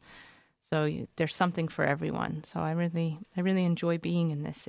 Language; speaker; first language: English; native; English